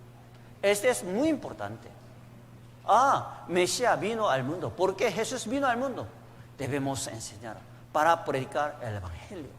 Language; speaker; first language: Spanish; non-native, learner; Korean